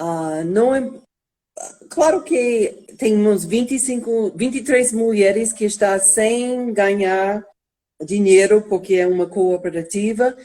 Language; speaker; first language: Portuguese; non-native, fluent; English